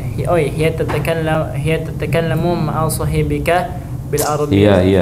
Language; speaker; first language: Arabic; non-native, learner; Indonesian